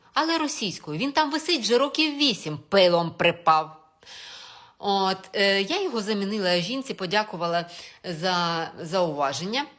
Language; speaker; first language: Ukrainian; non-native, local second language; Russian